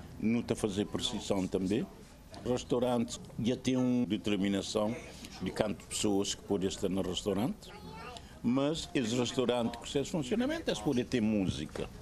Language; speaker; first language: Portuguese; non-native, local second language; Kabuverdianu